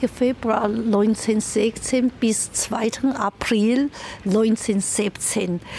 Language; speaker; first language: German; non-native, fluent; Chinese